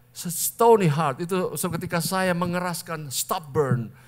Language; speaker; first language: Indonesian; native; Indonesian